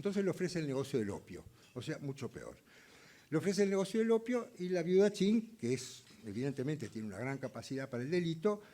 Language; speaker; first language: Spanish; native; Spanish